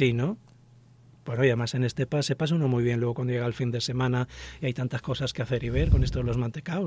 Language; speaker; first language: Spanish; native; Spanish